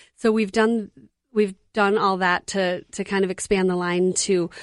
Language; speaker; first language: English; native; English